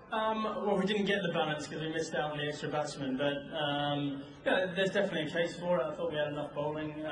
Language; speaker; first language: English; native; English